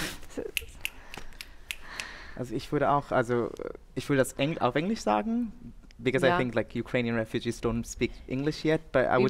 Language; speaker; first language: German; non-native, fluent; Bangla